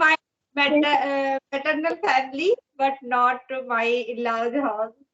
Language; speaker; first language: English; non-native, learner; Hindi